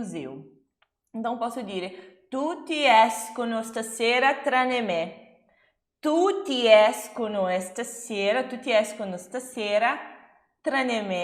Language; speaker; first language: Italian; non-native, fluent; Portuguese